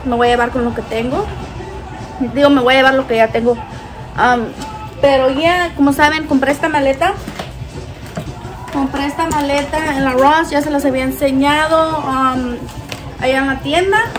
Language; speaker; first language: Spanish; early bilingual, heritage; Spanish